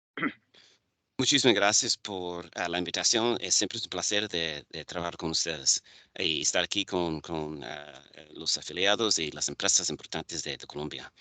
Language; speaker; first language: Spanish; non-native, fluent; English